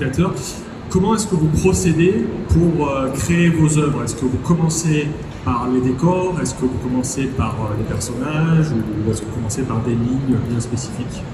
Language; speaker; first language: French; native; French